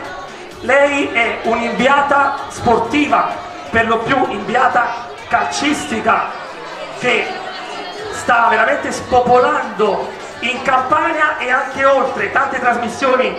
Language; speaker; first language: Italian; native; Italian